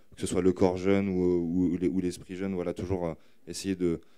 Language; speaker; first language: French; native; French